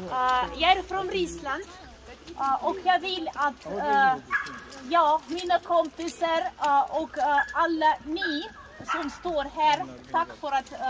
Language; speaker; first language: Swedish; non-native, fluent; Russian